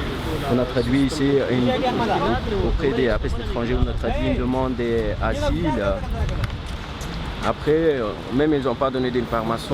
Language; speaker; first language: French; non-native, learner; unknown